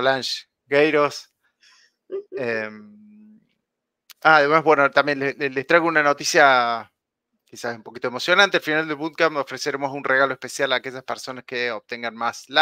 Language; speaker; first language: Spanish; native; Spanish